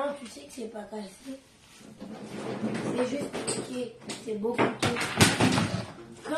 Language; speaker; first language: French; early bilingual, other home language; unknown